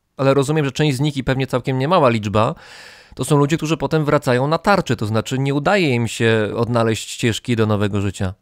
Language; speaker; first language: Polish; native; Polish